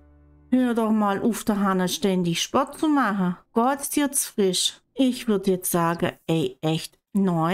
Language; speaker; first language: German; native; German